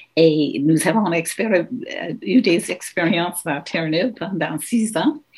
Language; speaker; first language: French; non-native, local second language; English